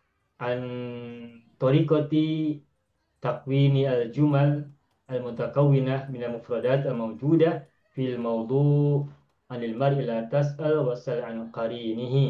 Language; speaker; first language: Arabic; non-native, fluent; Indonesian